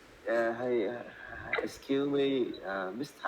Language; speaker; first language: English; non-native, learner; Vietnamese